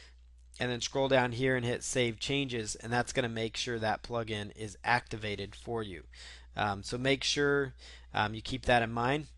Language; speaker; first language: English; native; English